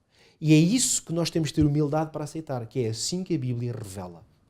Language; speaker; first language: Portuguese; native; Portuguese